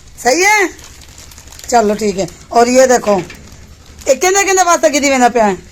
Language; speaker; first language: Urdu; non-native, local second language; Punjabi